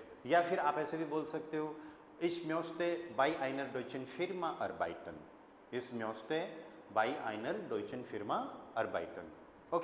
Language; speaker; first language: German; non-native, fluent; Hindi